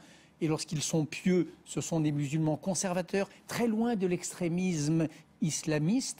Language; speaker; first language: French; native; French